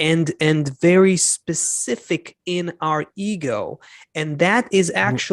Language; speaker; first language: English; non-native, fluent; Hebrew